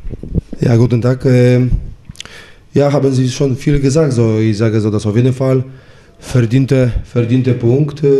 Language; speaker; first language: German; non-native, fluent; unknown